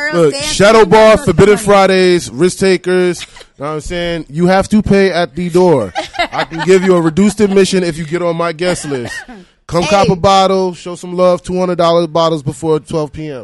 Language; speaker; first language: English; native; English